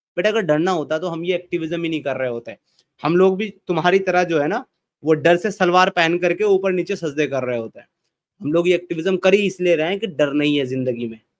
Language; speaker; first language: Hindi; native; Hindi